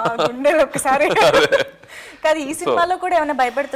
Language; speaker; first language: Telugu; native; Telugu